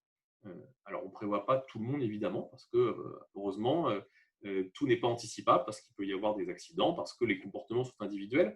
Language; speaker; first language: French; native; French